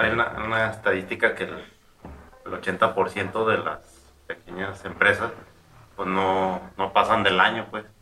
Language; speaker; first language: Spanish; native; Spanish